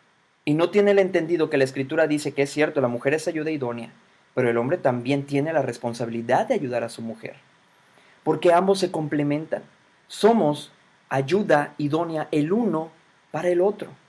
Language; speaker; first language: Spanish; native; Spanish